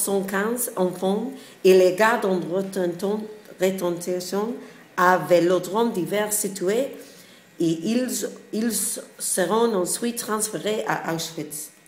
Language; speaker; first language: French; non-native, learner; English